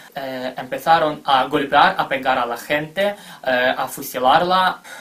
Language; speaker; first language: Spanish; non-native, fluent; Ukrainian